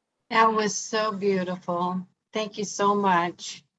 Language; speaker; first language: English; native; English